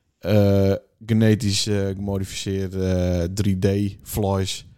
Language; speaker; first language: Dutch; native; Dutch